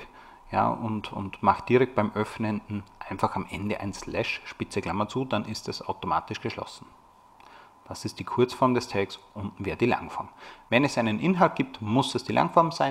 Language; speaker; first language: German; native; German